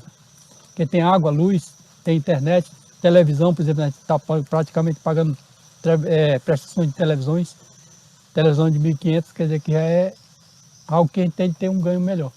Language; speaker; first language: Portuguese; native; Portuguese